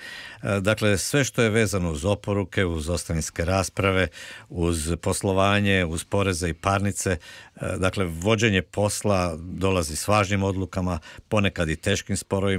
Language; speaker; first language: Croatian; native; Croatian